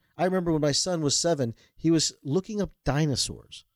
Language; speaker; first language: English; native; English